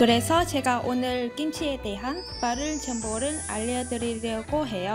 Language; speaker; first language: Korean; non-native, fluent; Vietnamese